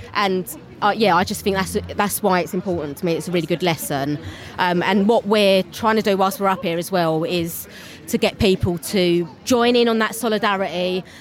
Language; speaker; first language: English; native; English